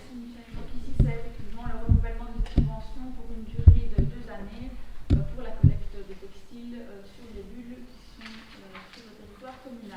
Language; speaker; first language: French; native; French